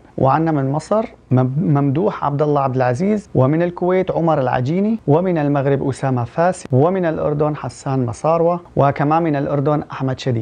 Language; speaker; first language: Arabic; early bilingual, heritage; Arabic